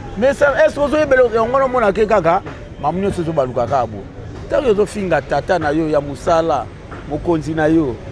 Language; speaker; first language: Lingala; native; Lingala